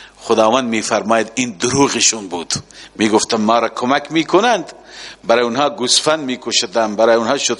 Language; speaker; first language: Persian; native; Persian